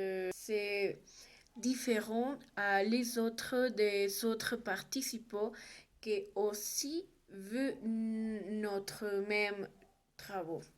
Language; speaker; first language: French; non-native, learner; Spanish